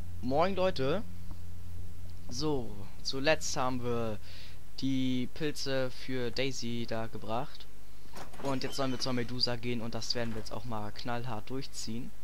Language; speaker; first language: German; native; German